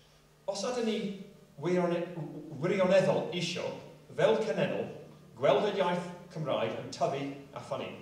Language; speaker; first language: Welsh; non-native, local second language; English